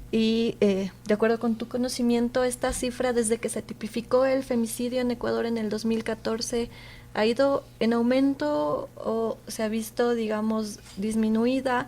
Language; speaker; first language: Spanish; native; Spanish